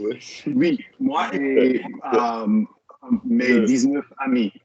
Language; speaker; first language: French; non-native, learner; English